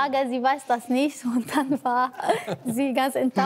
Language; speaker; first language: German; non-native, learner; Arabic